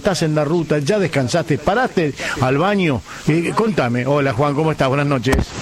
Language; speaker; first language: Spanish; native; Spanish